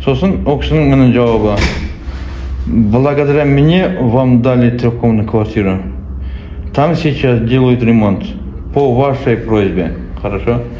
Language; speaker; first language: Russian; non-native, local second language; Kazakh